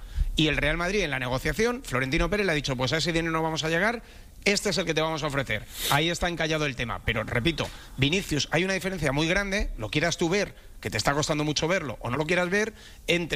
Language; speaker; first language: Spanish; native; Spanish